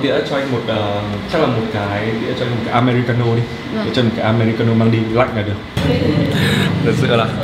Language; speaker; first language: Vietnamese; native; Vietnamese